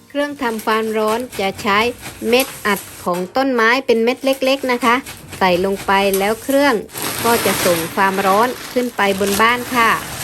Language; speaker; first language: Thai; native; Thai